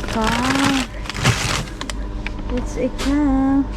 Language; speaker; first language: English; non-native, local second language; Cebuano